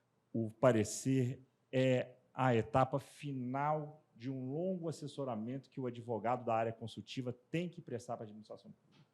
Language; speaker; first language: Portuguese; native; Portuguese